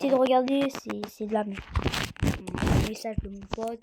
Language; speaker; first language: French; native; French